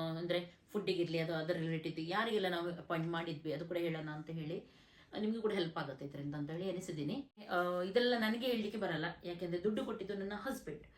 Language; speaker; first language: Kannada; non-native, local second language; Konkani